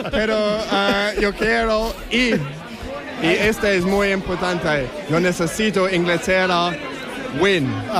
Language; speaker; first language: Spanish; non-native, learner; English